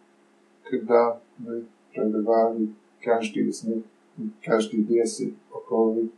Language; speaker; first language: Russian; non-native, fluent; English